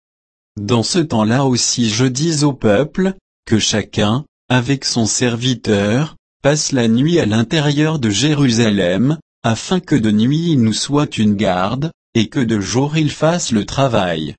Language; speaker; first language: French; native; French